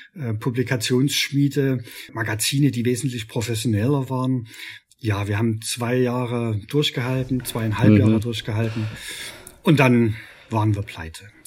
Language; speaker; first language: German; native; German